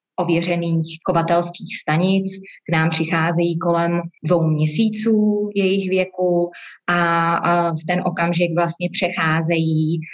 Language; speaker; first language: Czech; native; Czech